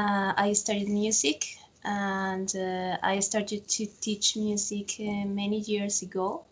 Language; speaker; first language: English; non-native, fluent; Spanish